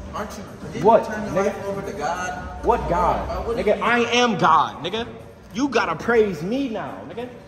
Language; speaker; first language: English; native; English